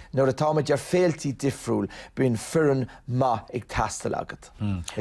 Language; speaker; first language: Irish; non-native, local second language; English